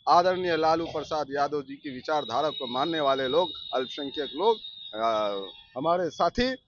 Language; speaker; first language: Hindi; native; Hindi